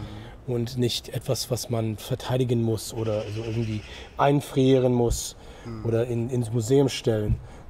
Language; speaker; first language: German; non-native, fluent; English